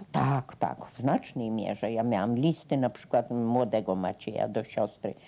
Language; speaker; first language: Polish; native; Polish